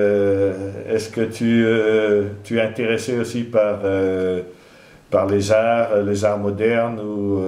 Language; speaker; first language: French; non-native, fluent; Dutch